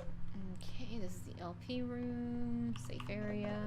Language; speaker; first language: English; native; English